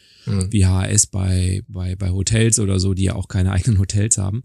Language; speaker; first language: German; native; German